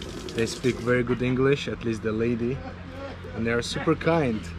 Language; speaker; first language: English; non-native, fluent; Azerbaijani